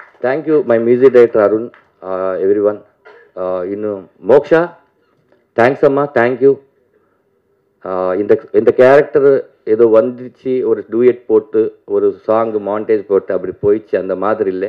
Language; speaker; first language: Tamil; non-native, learner; Telugu